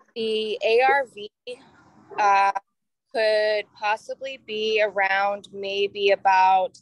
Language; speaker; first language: English; native; English